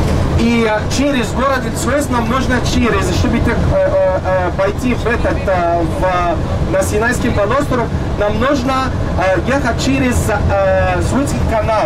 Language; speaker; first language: Russian; non-native, learner; Arabic